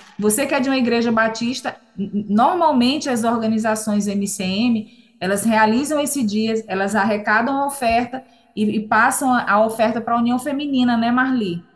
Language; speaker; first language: Portuguese; native; Portuguese